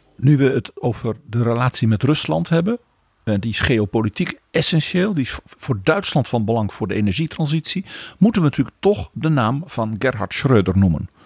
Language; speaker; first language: Dutch; native; Dutch